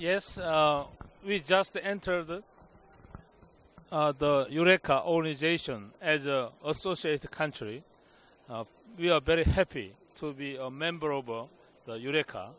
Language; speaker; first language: English; non-native, fluent; Korean